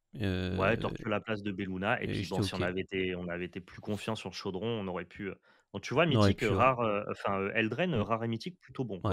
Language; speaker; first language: French; native; French